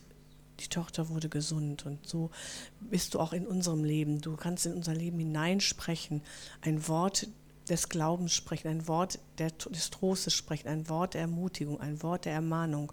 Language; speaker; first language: German; native; German